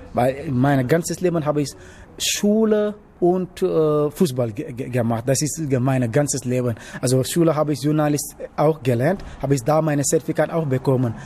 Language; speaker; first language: German; non-native, learner; Wolof